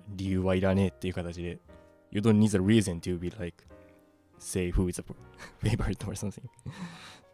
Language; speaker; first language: English; non-native, fluent; Japanese